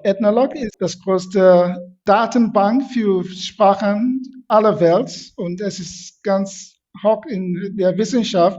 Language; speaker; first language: German; non-native, fluent; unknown